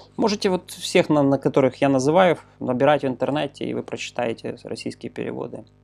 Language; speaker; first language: Russian; non-native, local second language; Ukrainian